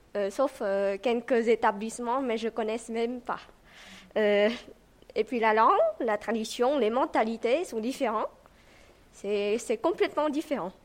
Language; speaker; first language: French; non-native, fluent; Vietnamese